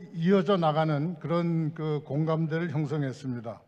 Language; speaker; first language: Korean; native; Korean